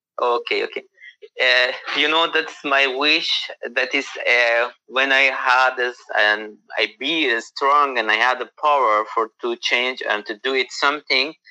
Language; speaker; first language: English; non-native, learner; Persian